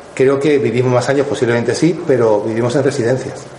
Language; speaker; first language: Spanish; native; Spanish